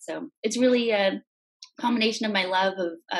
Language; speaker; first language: English; native; English